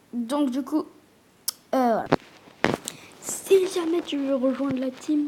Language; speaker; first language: French; native; French